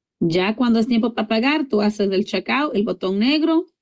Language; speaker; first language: Spanish; early bilingual, heritage; English